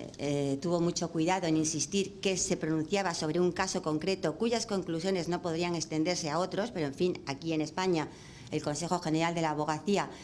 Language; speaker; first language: Spanish; native; Spanish